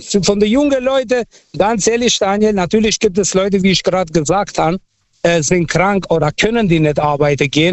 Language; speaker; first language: German; non-native, fluent; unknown